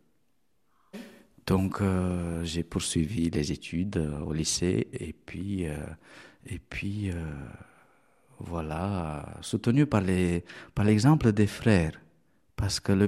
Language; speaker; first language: French; non-native, fluent; Romanian